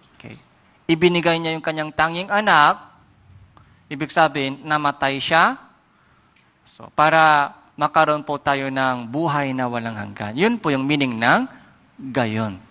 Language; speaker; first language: Filipino; non-native, fluent; Korean